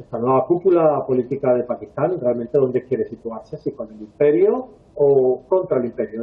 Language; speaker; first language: Spanish; native; Spanish